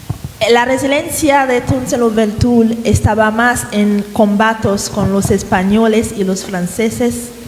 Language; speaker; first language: Spanish; non-native, fluent; Haitian Creole